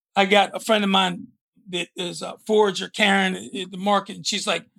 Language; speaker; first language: English; native; English